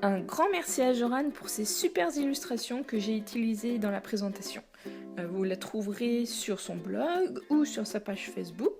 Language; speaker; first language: French; native; French